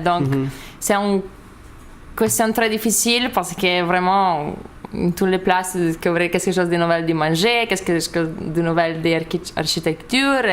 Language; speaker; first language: French; non-native, learner; Lithuanian